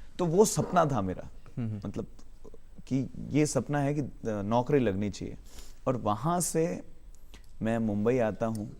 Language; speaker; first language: Hindi; native; Hindi